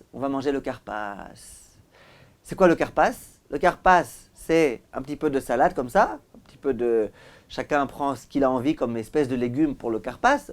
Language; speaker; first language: French; native; French